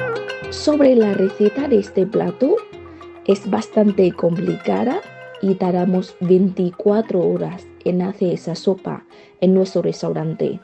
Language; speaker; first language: Spanish; non-native, fluent; Vietnamese